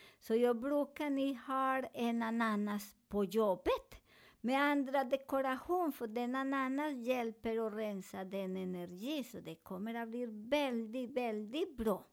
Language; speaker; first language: Swedish; non-native, learner; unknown